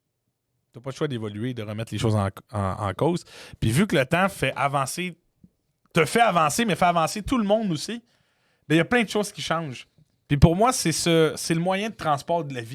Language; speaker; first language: French; native; French